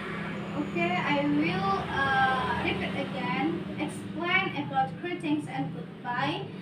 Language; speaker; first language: English; non-native, learner; Indonesian